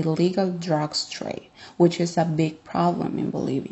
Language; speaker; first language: English; non-native, fluent; Spanish